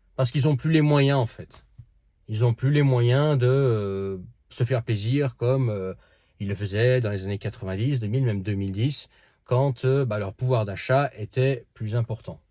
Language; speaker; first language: French; early bilingual, other home language; Dutch